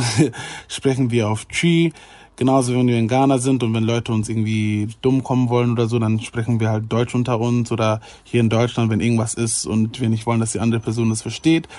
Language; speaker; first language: German; native; German